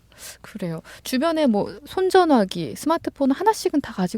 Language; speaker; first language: Korean; native; Korean